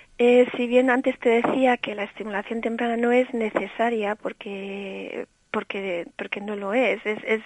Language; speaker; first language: Spanish; early bilingual, heritage; Spanish